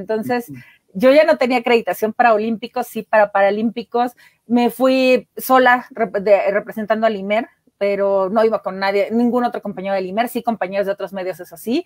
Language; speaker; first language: Spanish; native; Spanish